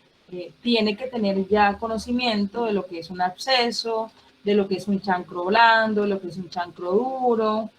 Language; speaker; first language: Spanish; native; Spanish